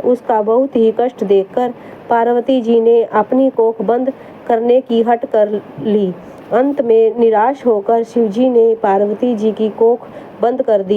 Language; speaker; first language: Hindi; native; Hindi